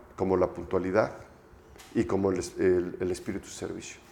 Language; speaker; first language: Spanish; native; Spanish